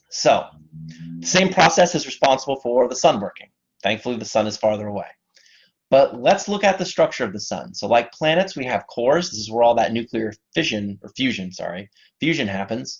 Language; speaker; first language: English; native; English